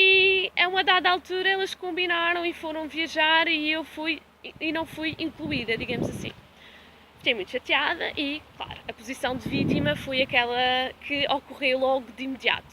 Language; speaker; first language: Portuguese; native; Portuguese